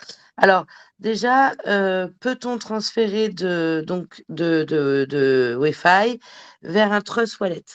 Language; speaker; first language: French; native; French